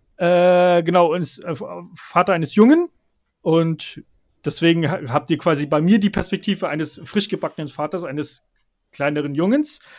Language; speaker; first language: German; early bilingual, other home language; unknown